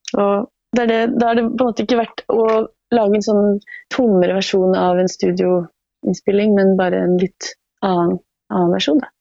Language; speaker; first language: Norwegian; native; Norwegian